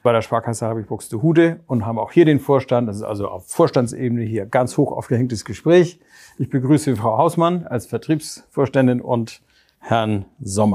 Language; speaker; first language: German; native; German